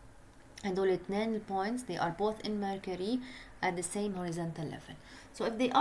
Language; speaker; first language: English; non-native, local second language; Arabic